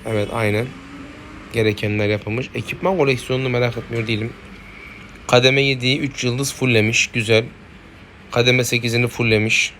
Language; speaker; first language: Turkish; native; Turkish